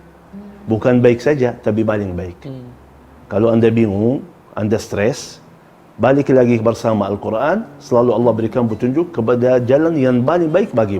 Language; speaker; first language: Indonesian; non-native, fluent; Arabic